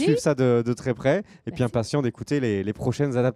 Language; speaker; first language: French; native; French